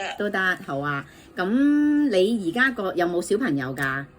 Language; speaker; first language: Cantonese; native; Cantonese